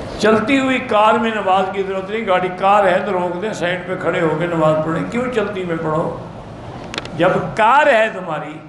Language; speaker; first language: Urdu; native; Urdu